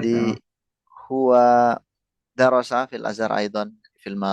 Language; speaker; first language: Arabic; non-native, fluent; Indonesian